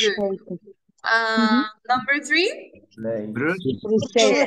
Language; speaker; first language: English; non-native, fluent; Spanish